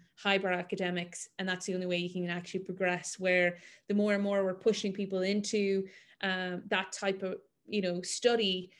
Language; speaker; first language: English; native; English